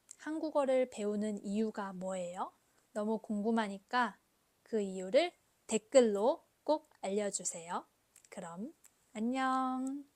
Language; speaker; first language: Korean; native; Korean